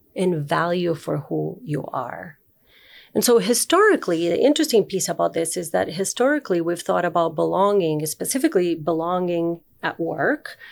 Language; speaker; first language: English; non-native, fluent; Spanish